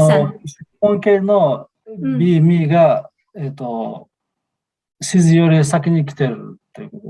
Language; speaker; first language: Japanese; non-native, fluent; Kyrgyz